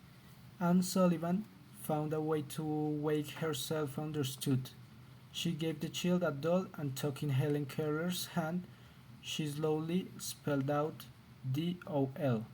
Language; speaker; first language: English; non-native, learner; Spanish